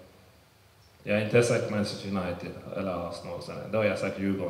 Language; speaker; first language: Swedish; early bilingual, other home language; English